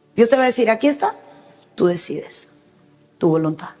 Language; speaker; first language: Spanish; native; Spanish